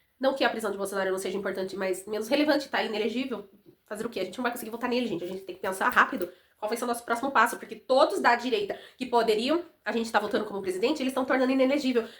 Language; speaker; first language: Portuguese; native; Portuguese